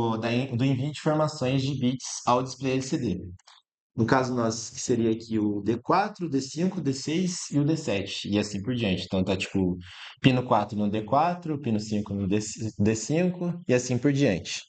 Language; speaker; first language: Portuguese; native; Portuguese